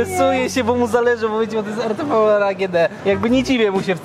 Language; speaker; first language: Polish; native; Polish